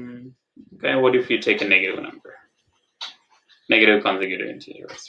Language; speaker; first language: English; non-native, fluent; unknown